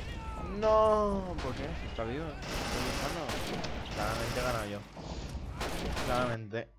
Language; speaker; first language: Spanish; native; Spanish